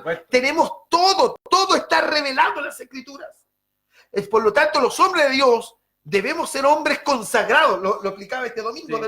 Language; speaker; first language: Spanish; native; Spanish